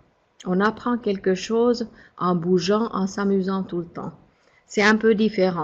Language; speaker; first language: French; non-native, fluent; Finnish